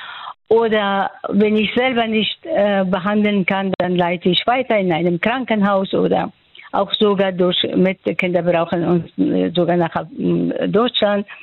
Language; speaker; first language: German; non-native, fluent; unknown